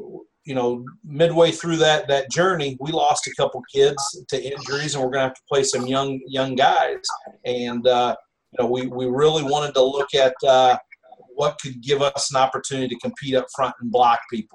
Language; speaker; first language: English; native; English